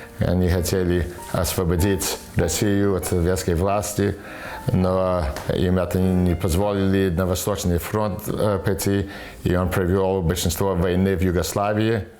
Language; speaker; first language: Russian; early bilingual, heritage; Russian